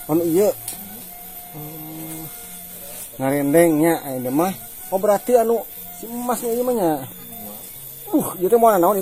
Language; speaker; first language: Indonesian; non-native, local second language; Sundanese